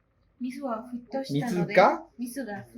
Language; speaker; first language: Japanese; non-native, learner; Spanish